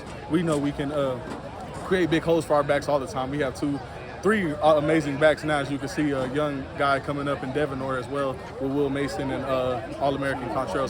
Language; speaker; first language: English; native; English